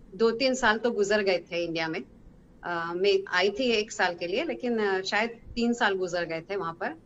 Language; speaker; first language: Hindi; non-native, fluent; Hebrew